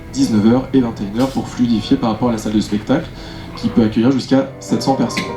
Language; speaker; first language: French; native; French